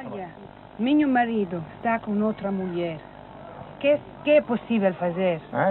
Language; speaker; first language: Portuguese; non-native, learner; English